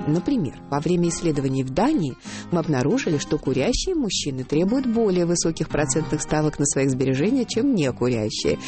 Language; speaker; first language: Russian; native; Russian